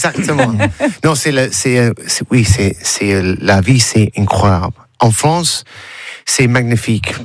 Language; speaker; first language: French; non-native, learner; English